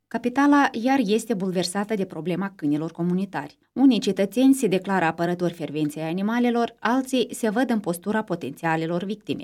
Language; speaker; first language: Romanian; native; Romanian